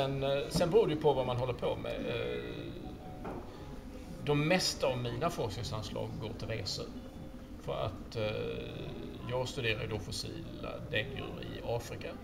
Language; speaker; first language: Swedish; native; Swedish